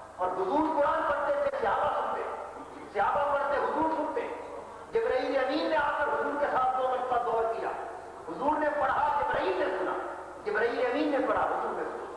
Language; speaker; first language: Urdu; non-native, local second language; Punjabi